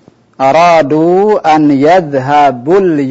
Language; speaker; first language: Arabic; non-native, fluent; Indonesian